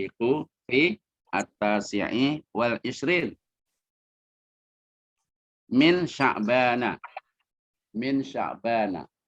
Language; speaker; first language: Arabic; non-native, fluent; Indonesian